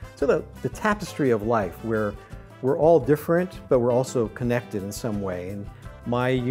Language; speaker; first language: English; non-native, fluent; Arabic